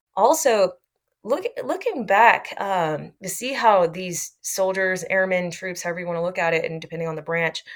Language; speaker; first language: English; native; English